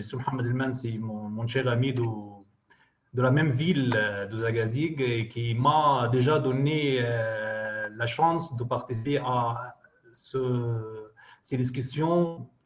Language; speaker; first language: French; non-native, fluent; Arabic